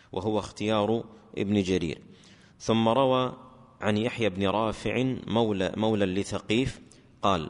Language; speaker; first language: Arabic; native; Arabic